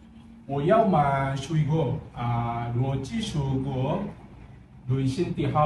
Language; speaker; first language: Chinese; non-native, learner; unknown